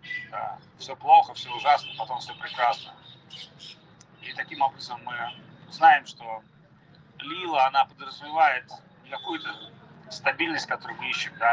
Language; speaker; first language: Russian; native; Russian